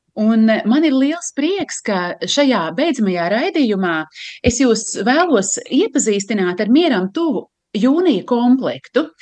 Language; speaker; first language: Latvian; native; Latvian